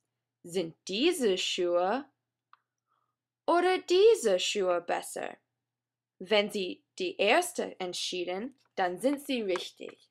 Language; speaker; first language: German; non-native, learner; English